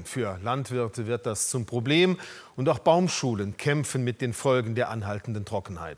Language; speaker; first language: German; native; German